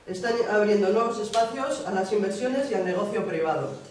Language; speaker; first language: Spanish; non-native, local second language; Basque